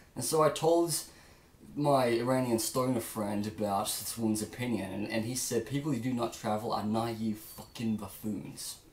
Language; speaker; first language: English; native; English